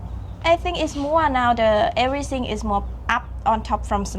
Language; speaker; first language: English; non-native, learner; Thai